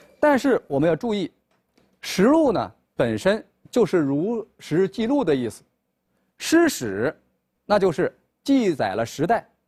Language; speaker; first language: Chinese; native; Chinese